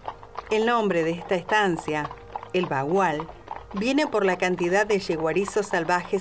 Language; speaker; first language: Spanish; native; Spanish